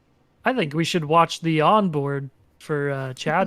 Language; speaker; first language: English; native; English